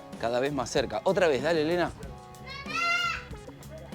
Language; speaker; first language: Spanish; native; Spanish